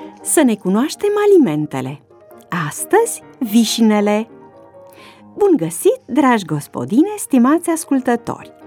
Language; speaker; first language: Romanian; native; Romanian